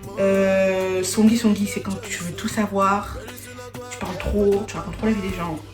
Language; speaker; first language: French; native; French